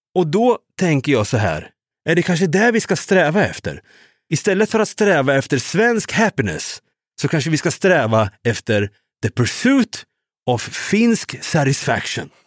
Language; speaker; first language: Swedish; native; Swedish